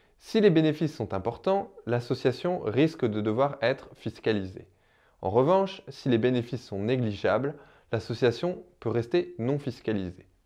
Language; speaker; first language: French; native; French